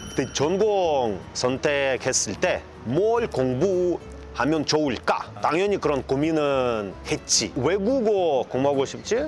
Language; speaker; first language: Korean; non-native, fluent; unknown